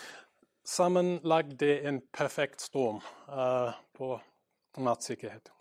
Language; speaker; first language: Norwegian; non-native, learner; English